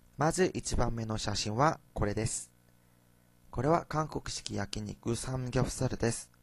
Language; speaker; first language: Japanese; non-native, fluent; Korean